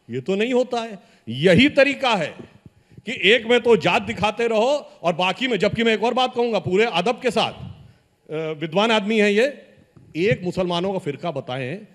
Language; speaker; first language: Hindi; native; Hindi